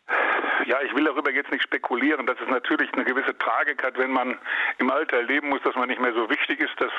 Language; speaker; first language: German; native; German